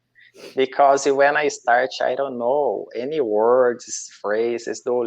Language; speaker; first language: English; non-native, learner; Portuguese